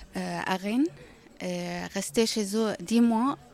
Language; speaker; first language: French; non-native, learner; Arabic